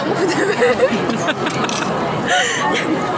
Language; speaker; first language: Korean; native; Korean